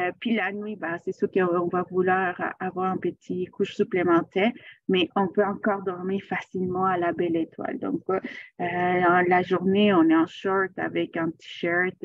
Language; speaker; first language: French; non-native, fluent; Spanish